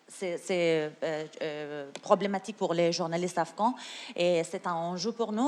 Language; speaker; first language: French; non-native, learner; Persian